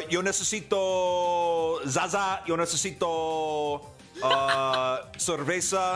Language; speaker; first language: Spanish; non-native, learner; Portuguese